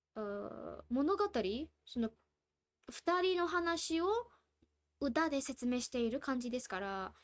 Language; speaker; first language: Japanese; non-native, fluent; Burmese